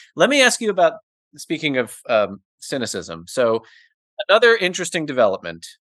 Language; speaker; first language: English; native; English